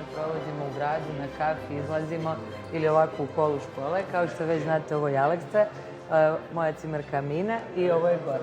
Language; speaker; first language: Bosnian; native; Bosnian